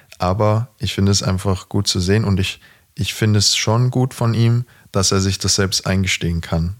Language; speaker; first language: German; native; German